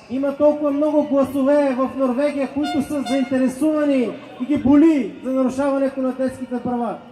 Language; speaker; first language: Bulgarian; native; Bulgarian